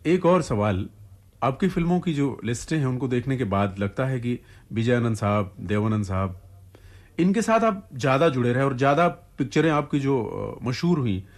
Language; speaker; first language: Hindi; native; Hindi